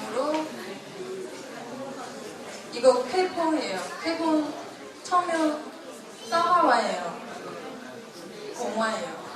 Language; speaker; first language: Korean; non-native, fluent; Chinese